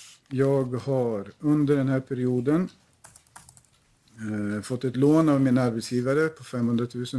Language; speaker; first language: Swedish; native; Swedish